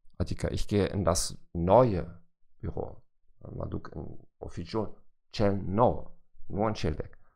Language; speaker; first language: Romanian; non-native, fluent; German